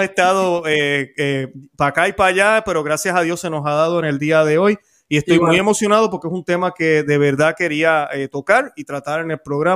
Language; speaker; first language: Spanish; native; Spanish